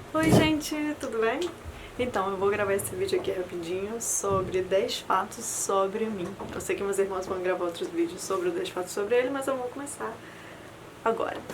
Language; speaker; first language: Portuguese; early bilingual, other home language; Spanish